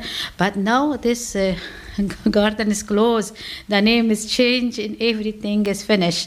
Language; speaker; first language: English; non-native, learner; Persian